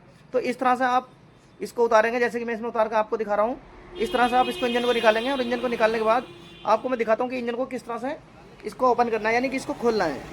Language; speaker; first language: Hindi; native; Hindi